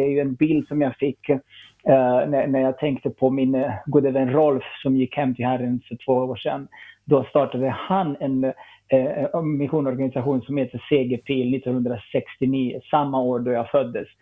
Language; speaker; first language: Swedish; non-native, fluent; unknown